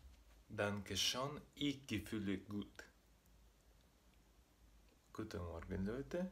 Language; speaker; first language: German; non-native, learner; Russian